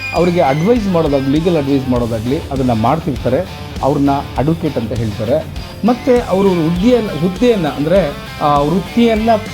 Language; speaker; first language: Kannada; native; Kannada